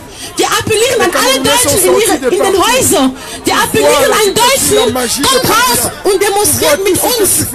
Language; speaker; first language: German; non-native, fluent; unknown